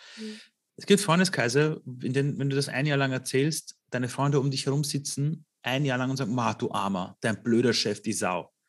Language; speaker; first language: German; early bilingual, other home language; Persian